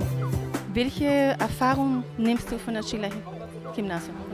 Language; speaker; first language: German; non-native, learner; Spanish